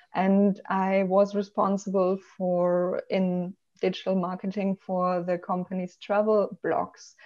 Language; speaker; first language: English; non-native, fluent; German